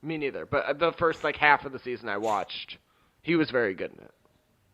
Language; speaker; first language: English; native; English